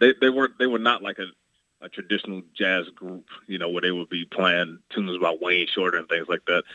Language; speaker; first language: English; native; English